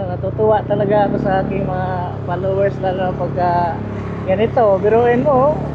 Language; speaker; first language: Filipino; native; Filipino